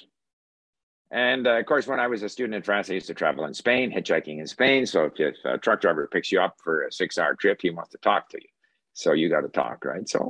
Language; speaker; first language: English; early bilingual, other home language; Swedish